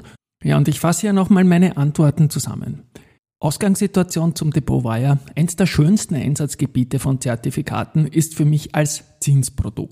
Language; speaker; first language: German; native; German